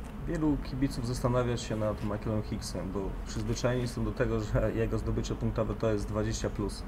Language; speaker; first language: Polish; native; Polish